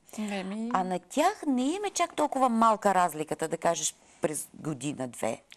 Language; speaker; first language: Bulgarian; native; Bulgarian